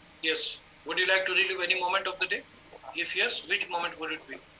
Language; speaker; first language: English; non-native, fluent; Hindi